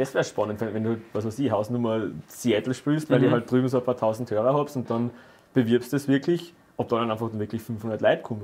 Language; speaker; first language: German; native; German